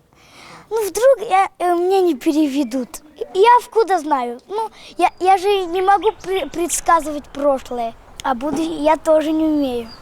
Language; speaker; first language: Russian; non-native, local second language; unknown